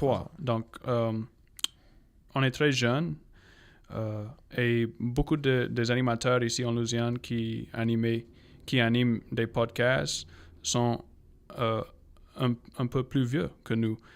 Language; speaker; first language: French; non-native, local second language; English